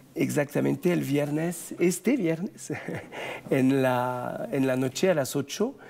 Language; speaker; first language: Spanish; non-native, fluent; French